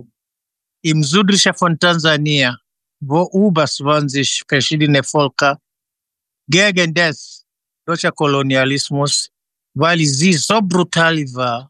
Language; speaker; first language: German; non-native, fluent; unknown